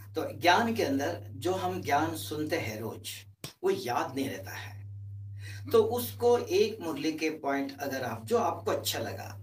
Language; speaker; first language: Hindi; native; Hindi